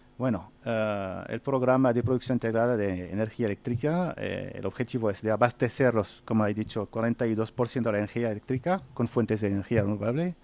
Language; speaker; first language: Spanish; non-native, fluent; Arabic